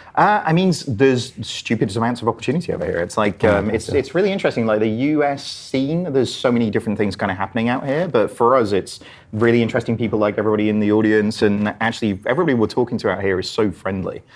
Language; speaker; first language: English; native; English